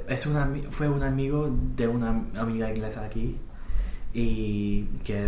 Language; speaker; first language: Spanish; non-native, fluent; English